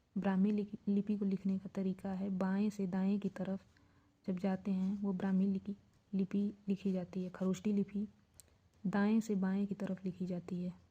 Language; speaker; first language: Hindi; native; Hindi